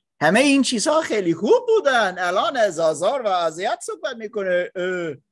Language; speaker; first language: Persian; non-native, learner; English